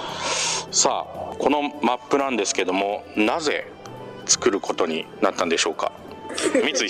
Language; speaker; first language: Japanese; native; Japanese